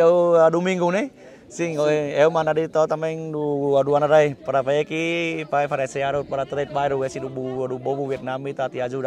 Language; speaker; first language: Portuguese; non-native, learner; Vietnamese